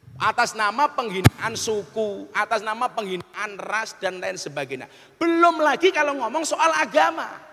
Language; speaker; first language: Indonesian; non-native, local second language; Javanese